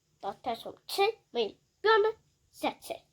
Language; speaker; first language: Polish; early bilingual, heritage; Polish